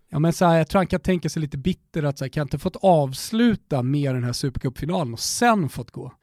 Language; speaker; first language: Swedish; native; Swedish